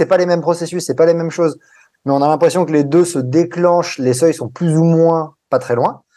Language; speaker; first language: French; native; French